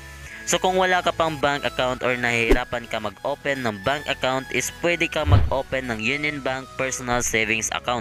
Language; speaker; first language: Filipino; native; Filipino